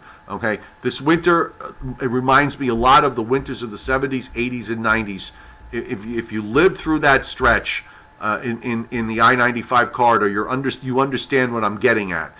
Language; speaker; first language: English; native; English